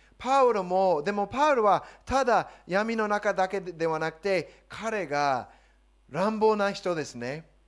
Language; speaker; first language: Japanese; non-native, fluent; English